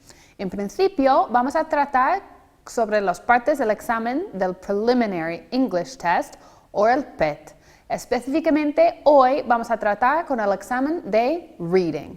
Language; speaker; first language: Spanish; non-native, fluent; English